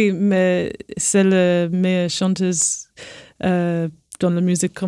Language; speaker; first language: French; non-native, learner; English